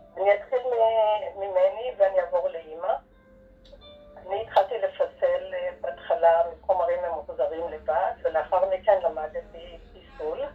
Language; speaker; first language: Hebrew; early bilingual, other home language; Arabic